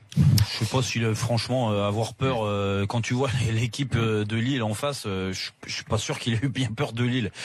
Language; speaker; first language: French; native; French